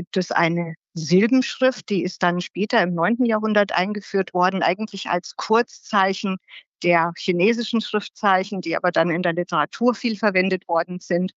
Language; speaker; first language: German; native; German